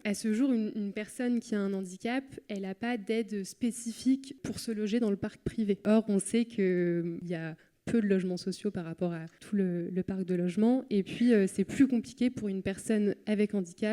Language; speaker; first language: French; native; French